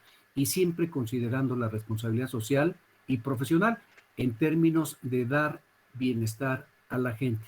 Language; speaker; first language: Spanish; native; Spanish